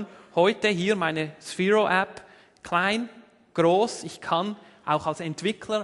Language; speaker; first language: German; native; German